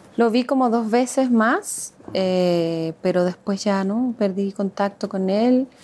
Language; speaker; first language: Spanish; native; Spanish